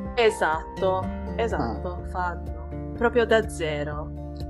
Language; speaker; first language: Italian; non-native, learner; Japanese